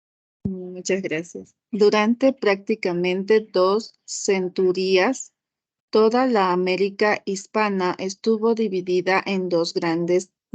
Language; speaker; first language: Spanish; native; Spanish